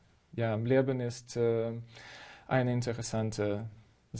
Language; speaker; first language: German; non-native, fluent; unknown